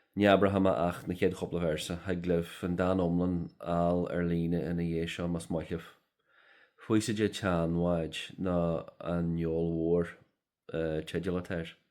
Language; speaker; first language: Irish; non-native, local second language; English